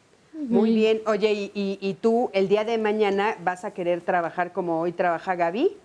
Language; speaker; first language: Spanish; native; Spanish